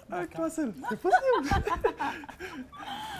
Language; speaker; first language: French; non-native, local second language; Wolof